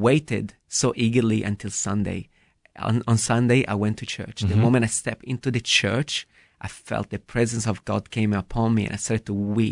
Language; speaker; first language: English; non-native, fluent; Italian